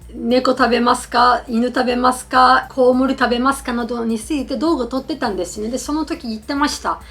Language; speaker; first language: Japanese; non-native, fluent; Turkish